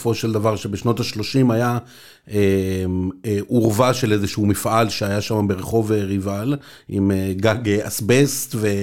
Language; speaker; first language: Hebrew; native; Hebrew